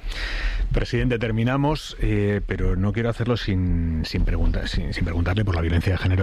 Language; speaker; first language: Spanish; native; Spanish